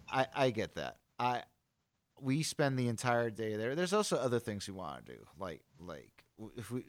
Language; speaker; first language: English; native; English